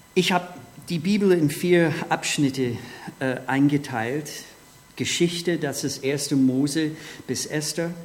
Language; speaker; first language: German; non-native, fluent; English